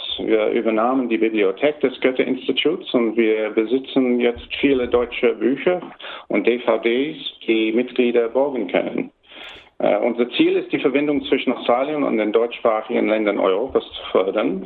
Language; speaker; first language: German; early bilingual, heritage; German